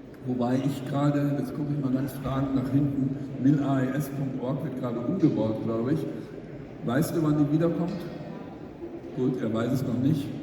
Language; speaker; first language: German; native; German